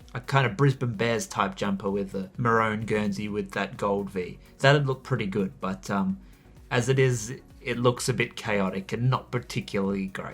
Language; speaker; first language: English; native; English